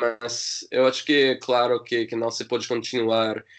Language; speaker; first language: Portuguese; non-native, learner; English